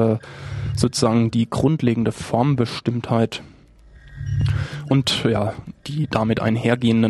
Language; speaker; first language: German; native; German